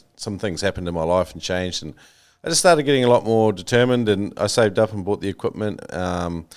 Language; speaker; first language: English; native; English